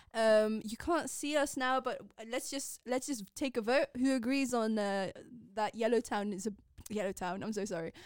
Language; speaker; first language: English; non-native, fluent; Persian